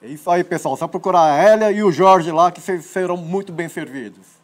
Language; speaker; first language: Portuguese; native; Portuguese